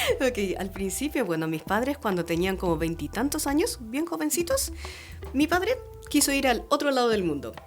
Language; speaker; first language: Spanish; early bilingual, other home language; Japanese